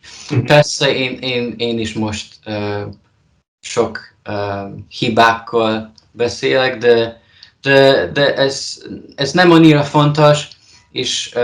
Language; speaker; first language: Hungarian; non-native, learner; Polish